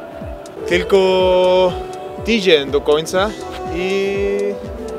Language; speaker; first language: Polish; non-native, learner; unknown